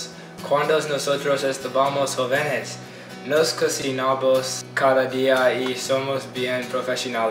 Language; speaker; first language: Spanish; non-native, learner; English